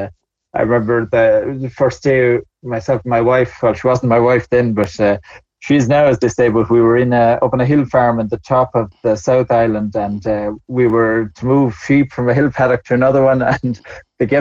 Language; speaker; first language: English; native; English